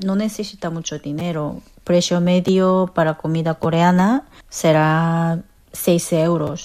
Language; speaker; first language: Spanish; non-native, fluent; Korean